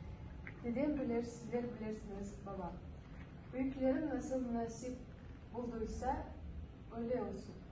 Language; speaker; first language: Turkish; non-native, learner; Kazakh